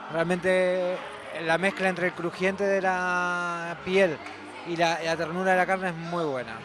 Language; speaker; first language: Spanish; native; Spanish